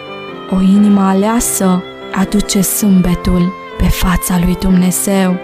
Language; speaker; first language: Romanian; native; Romanian